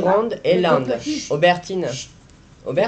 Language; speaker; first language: French; native; French